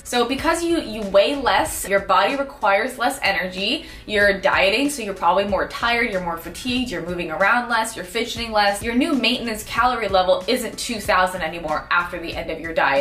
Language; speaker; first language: English; native; English